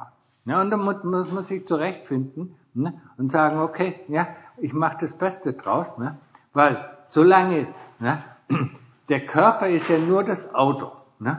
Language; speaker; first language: German; non-native, fluent; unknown